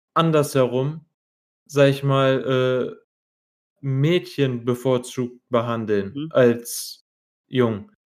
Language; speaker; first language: German; early bilingual, other home language; Arabic